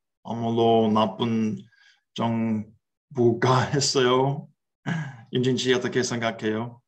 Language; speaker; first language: Korean; non-native, learner; English